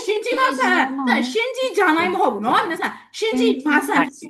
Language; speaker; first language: Japanese; non-native, fluent; Burmese